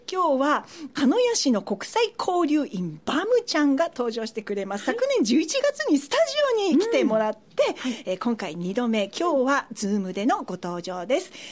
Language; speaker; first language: Japanese; native; Japanese